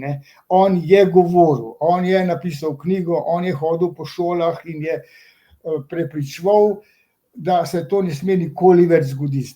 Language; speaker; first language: Slovenian; native; Slovenian